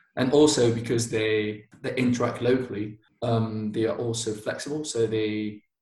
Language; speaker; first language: English; non-native, fluent; Spanish